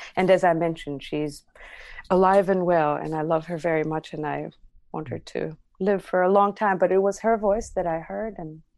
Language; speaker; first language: English; non-native, fluent; Armenian